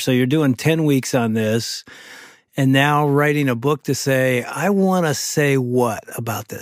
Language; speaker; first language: English; native; English